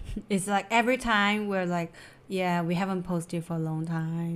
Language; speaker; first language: English; non-native, fluent; Chinese